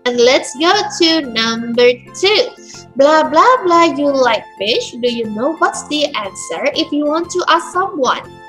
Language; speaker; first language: English; non-native, fluent; Indonesian